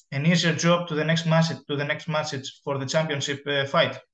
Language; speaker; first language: English; non-native, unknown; Greek